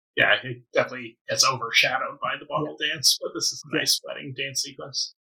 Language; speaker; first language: English; native; English